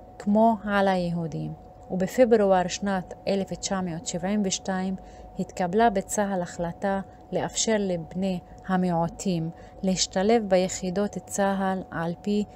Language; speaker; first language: Hebrew; non-native, local second language; Arabic